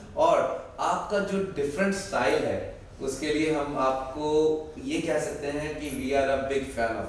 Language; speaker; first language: Hindi; native; Hindi